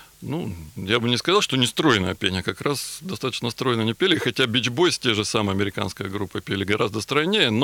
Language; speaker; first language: Russian; native; Russian